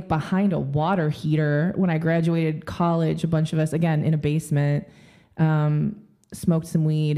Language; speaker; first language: English; native; English